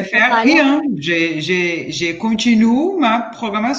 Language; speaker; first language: French; non-native, learner; Portuguese